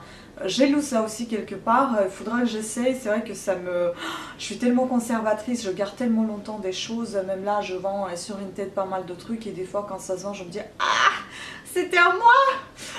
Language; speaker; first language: French; non-native, fluent; Russian